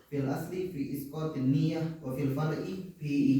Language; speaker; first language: Arabic; non-native, learner; Indonesian